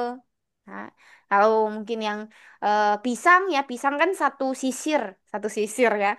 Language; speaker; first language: Indonesian; native; Indonesian